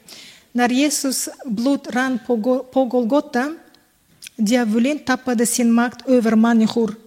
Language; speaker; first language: Swedish; non-native, fluent; Kazakh